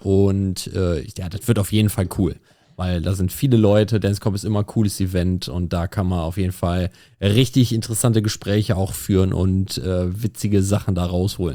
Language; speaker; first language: German; native; German